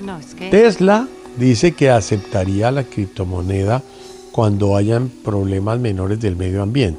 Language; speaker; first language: Spanish; native; Spanish